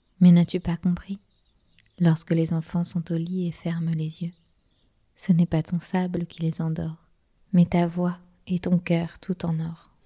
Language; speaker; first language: French; native; French